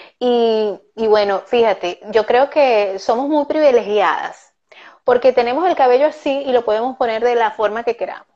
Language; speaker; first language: Spanish; native; Spanish